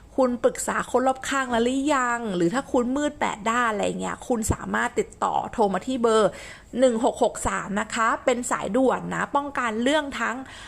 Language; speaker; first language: Thai; native; Thai